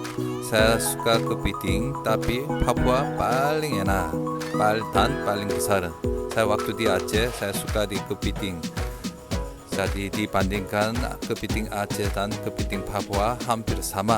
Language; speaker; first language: Indonesian; non-native, learner; Korean